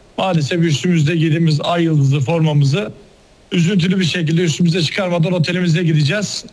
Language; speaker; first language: Turkish; native; Turkish